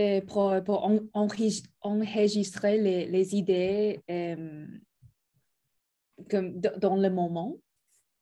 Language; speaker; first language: French; non-native, learner; Spanish